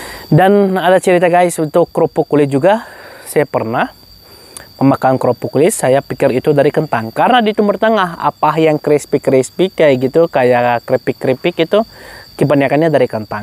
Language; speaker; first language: Indonesian; non-native, fluent; Arabic